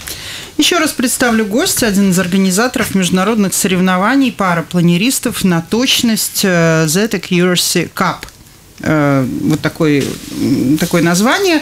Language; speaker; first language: Russian; native; Russian